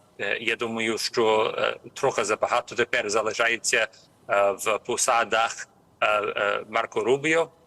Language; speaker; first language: Ukrainian; early bilingual, heritage; Ukrainian